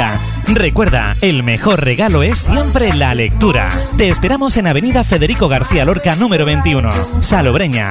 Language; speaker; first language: Spanish; native; Spanish